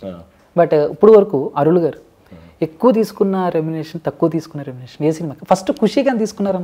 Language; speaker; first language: Telugu; native; Telugu